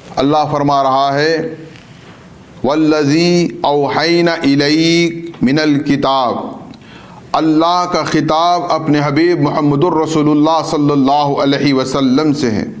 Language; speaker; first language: Urdu; native; Urdu